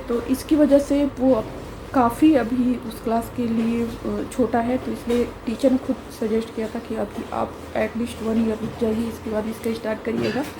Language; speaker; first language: Hindi; native; Hindi